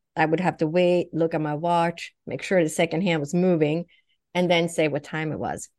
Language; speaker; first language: English; non-native, fluent; Swedish